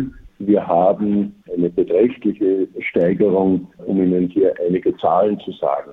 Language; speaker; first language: German; native; German